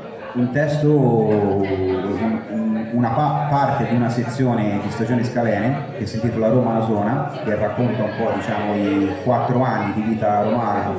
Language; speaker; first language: Italian; native; Italian